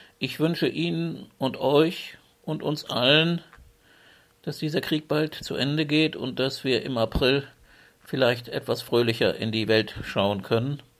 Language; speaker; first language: German; native; German